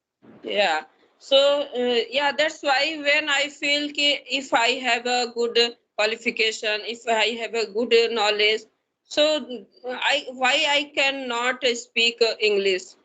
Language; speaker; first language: English; non-native, learner; Hindi